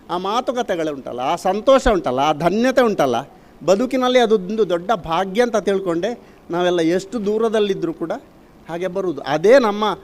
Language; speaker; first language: Kannada; non-native, local second language; Tulu